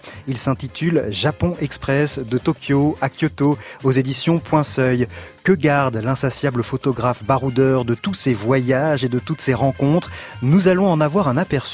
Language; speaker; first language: French; native; French